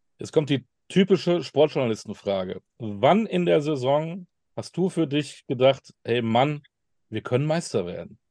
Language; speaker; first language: German; native; German